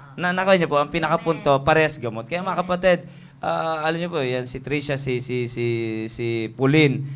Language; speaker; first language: Filipino; native; Filipino